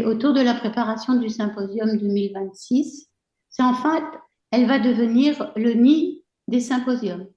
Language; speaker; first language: French; native; French